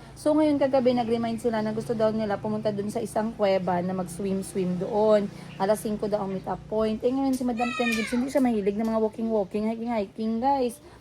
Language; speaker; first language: Filipino; non-native, local second language; Cebuano